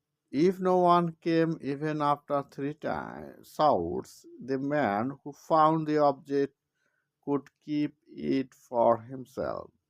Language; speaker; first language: English; non-native, local second language; Bangla